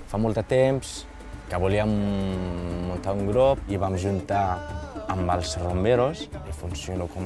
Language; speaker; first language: Catalan; non-native, fluent; Berber languages